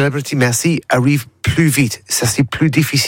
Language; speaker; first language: French; non-native, learner; English